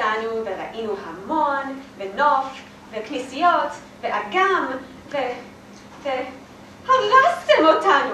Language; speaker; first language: Hebrew; non-native, learner; English